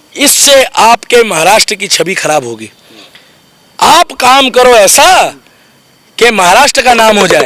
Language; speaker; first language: Hindi; native; Hindi